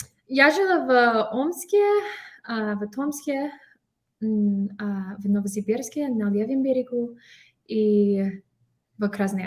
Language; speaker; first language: Russian; non-native, learner; English